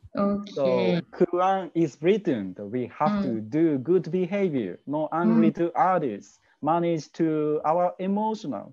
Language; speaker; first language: English; non-native, learner; Japanese